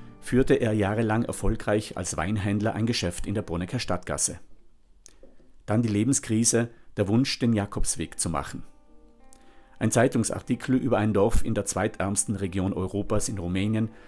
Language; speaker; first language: German; native; German